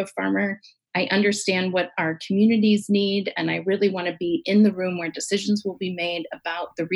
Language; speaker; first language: English; native; English